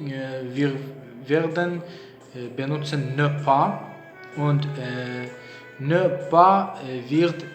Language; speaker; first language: German; non-native, learner; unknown